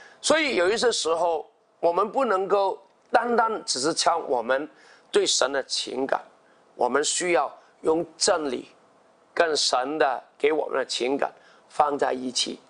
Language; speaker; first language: Chinese; non-native, local second language; Cantonese